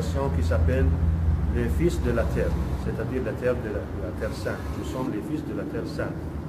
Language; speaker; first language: French; non-native, local second language; Arabic